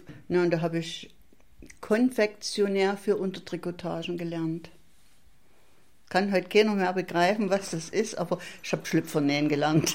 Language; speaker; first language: German; native; German